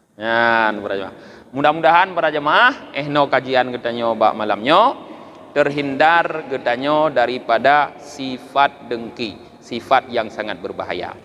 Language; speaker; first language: Malay; non-native, local second language; Achinese